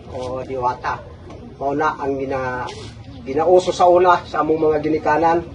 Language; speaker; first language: Cebuano; non-native, local second language; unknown